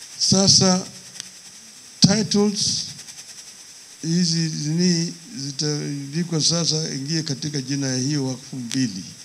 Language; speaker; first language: Swahili; non-native, local second language; Luo (Kenya and Tanzania)